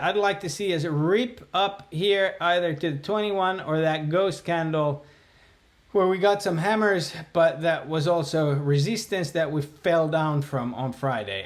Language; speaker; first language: English; native; English